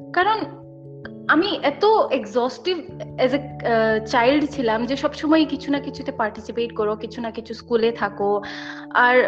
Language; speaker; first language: Bangla; non-native, local second language; Assamese